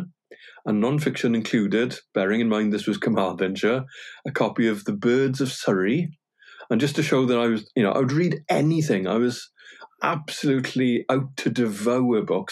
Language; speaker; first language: English; non-native, local second language; Welsh